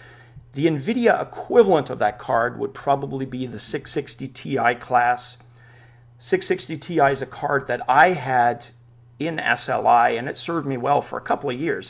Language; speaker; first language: English; native; English